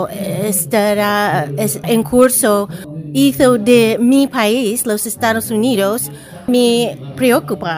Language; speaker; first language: Spanish; non-native, learner; English